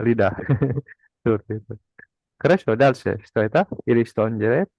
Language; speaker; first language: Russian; non-native, fluent; Indonesian